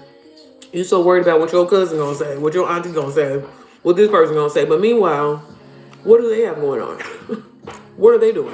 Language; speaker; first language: English; native; English